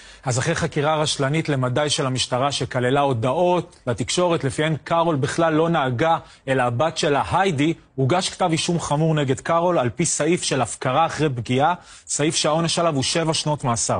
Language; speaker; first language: Hebrew; native; Hebrew